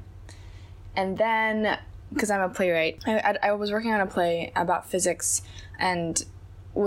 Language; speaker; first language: English; non-native, local second language; Chinese